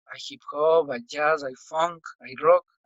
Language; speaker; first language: Spanish; non-native, local second language; Quechua